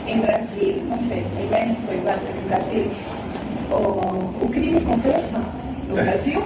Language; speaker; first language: Portuguese; non-native, learner; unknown